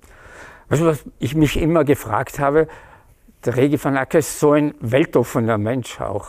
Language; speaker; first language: German; native; German